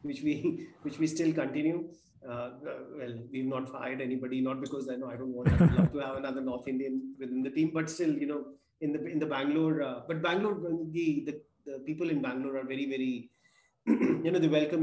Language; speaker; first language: English; non-native, local second language; Punjabi